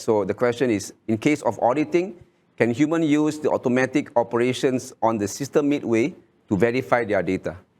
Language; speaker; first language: English; non-native, local second language; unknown